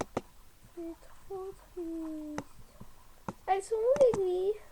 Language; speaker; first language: French; native; French